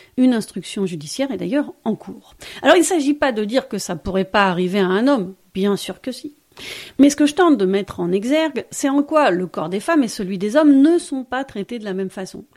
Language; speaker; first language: French; native; French